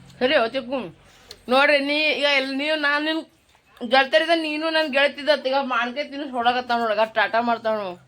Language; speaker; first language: Kannada; native; Kannada